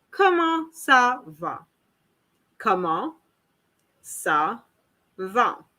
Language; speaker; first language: French; non-native, learner; English